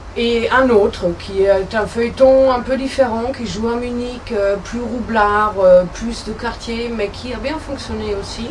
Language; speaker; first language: French; non-native, fluent; German